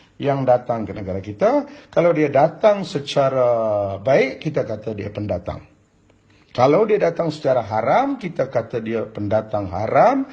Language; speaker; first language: Malay; non-native, local second language; Tamil